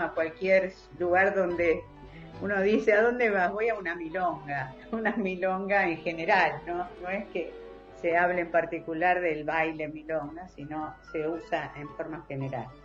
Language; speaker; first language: Spanish; native; Spanish